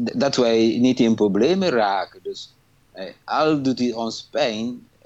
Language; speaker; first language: Dutch; non-native, fluent; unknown